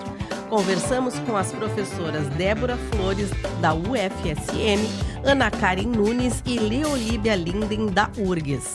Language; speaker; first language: Portuguese; native; Portuguese